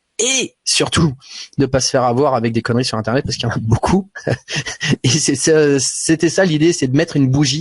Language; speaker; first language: French; native; French